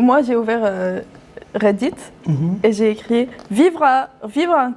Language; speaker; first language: French; non-native, local second language; Arabic